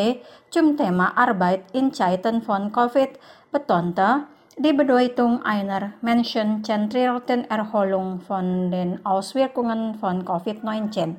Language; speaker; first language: German; non-native, fluent; Indonesian